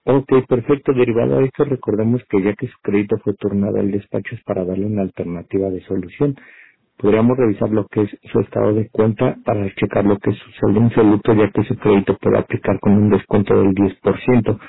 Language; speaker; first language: Spanish; native; Spanish